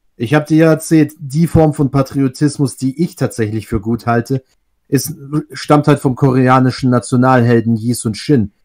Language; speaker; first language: German; early bilingual, other home language; Russian